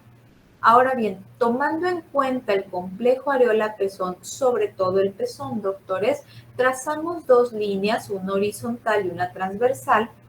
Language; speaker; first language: Spanish; native; Spanish